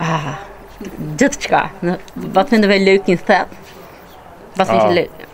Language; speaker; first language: Albanian; early bilingual, heritage; Albanian